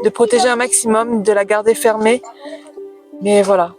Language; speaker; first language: French; native; French